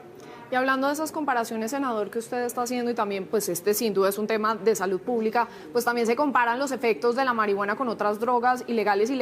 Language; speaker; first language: Spanish; native; Spanish